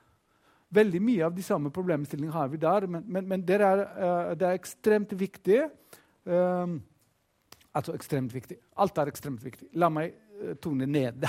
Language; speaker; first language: Norwegian; non-native, fluent; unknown